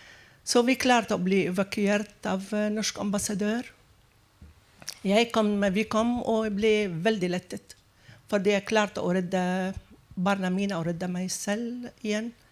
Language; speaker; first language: Norwegian; non-native, fluent; Arabic